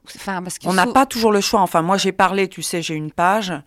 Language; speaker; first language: French; native; French